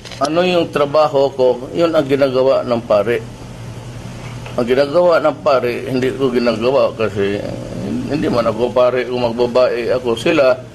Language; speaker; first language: Filipino; non-native, local second language; Cebuano